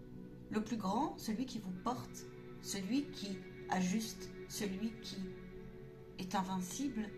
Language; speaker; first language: French; native; French